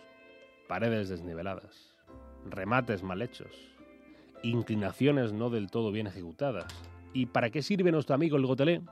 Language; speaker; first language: Spanish; native; Spanish